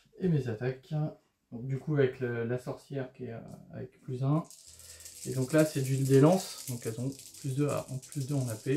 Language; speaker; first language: French; native; French